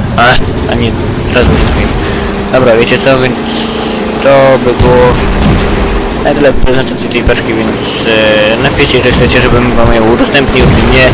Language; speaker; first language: Polish; native; Polish